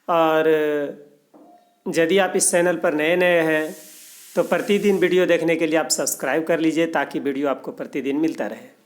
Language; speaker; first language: Hindi; non-native, local second language; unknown